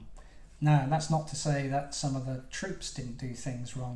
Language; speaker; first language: English; native; English